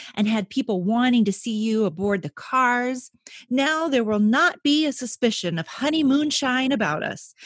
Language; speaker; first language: English; native; English